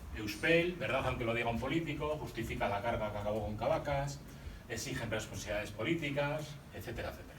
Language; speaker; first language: Spanish; native; Spanish